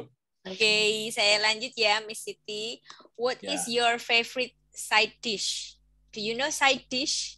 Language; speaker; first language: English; non-native, fluent; Indonesian